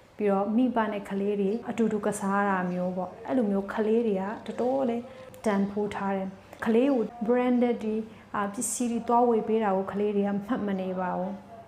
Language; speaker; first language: Burmese; non-native, local second language; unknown